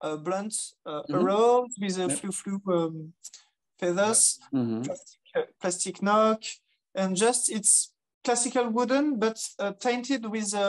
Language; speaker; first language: English; non-native, fluent; French